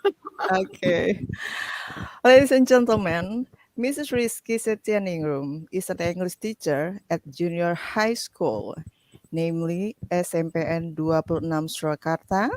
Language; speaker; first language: English; non-native, fluent; Indonesian